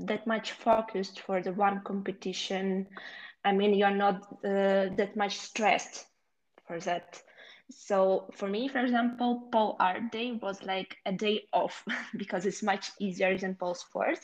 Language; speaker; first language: English; non-native, fluent; Ukrainian